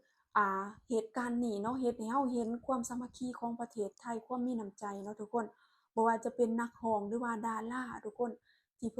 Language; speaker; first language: Thai; non-native, local second language; Lao